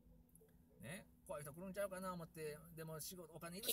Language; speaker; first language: Japanese; native; Japanese